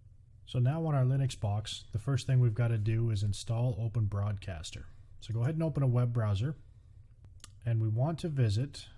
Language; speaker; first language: English; native; English